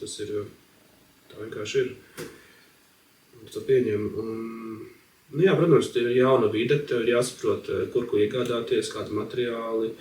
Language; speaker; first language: Latvian; native; Latvian